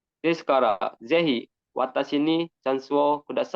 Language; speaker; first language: Japanese; non-native, learner; Indonesian